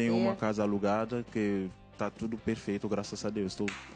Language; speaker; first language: Portuguese; non-native, fluent; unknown